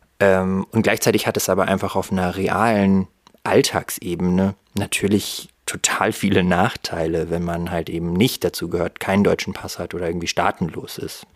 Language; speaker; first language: German; early bilingual, other home language; Russian